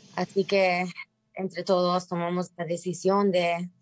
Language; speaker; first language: Spanish; native; Spanish